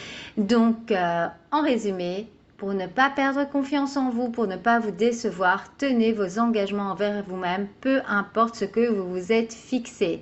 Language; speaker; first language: French; native; French